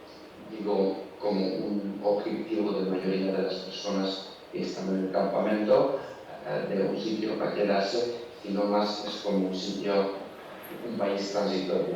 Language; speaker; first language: Spanish; non-native, learner; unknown